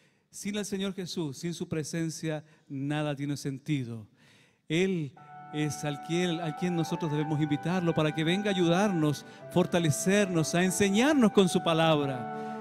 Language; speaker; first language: Spanish; native; Spanish